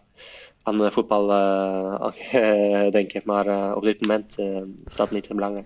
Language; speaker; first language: Dutch; non-native, fluent; Norwegian